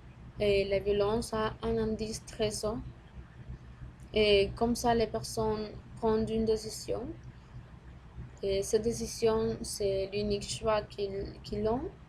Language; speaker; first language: French; non-native, learner; Spanish